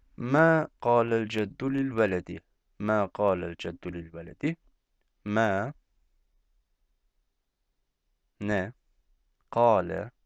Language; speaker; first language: Arabic; non-native, fluent; Turkish